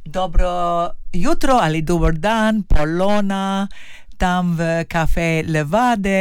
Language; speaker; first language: Slovenian; early bilingual, heritage; Slovenian